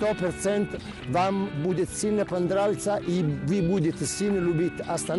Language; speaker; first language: Russian; non-native, learner; Italian